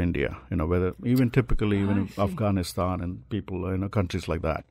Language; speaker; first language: English; non-native, local second language; Telugu